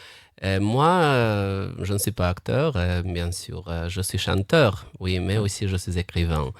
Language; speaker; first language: French; non-native, fluent; Russian